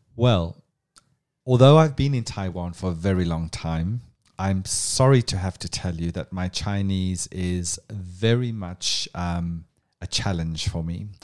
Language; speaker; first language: English; native; English